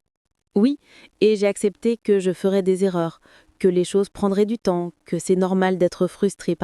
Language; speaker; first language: French; non-native, fluent; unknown